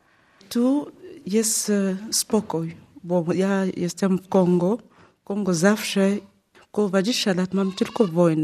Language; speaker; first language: Polish; non-native, learner; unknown